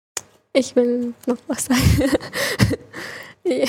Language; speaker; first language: German; early bilingual, other home language; Chechen